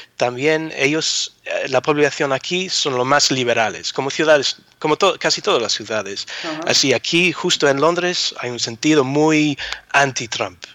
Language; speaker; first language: Spanish; early bilingual, heritage; Spanish